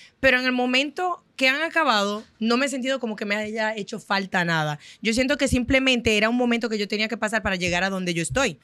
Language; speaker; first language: Spanish; non-native, fluent; Haitian Creole